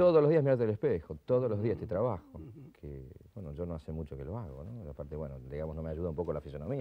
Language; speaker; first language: Spanish; native; Spanish